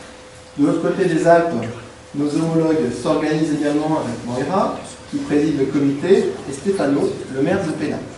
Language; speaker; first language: French; native; French